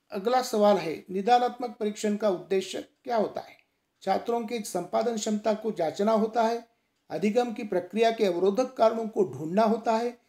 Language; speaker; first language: Hindi; non-native, local second language; Marathi